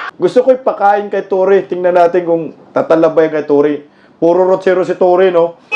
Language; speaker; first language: Filipino; non-native, local second language; Cebuano